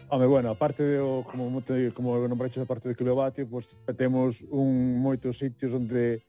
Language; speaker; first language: Galician; native; Galician